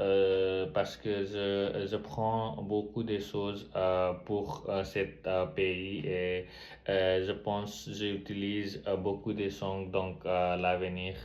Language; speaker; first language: French; non-native, learner; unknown